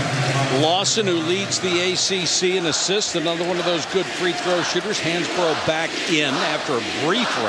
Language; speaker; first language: English; native; English